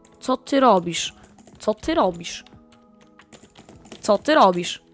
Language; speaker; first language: Polish; native; Polish